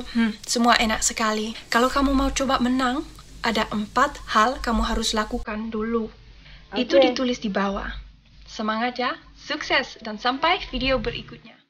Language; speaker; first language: Indonesian; non-native, learner; Dutch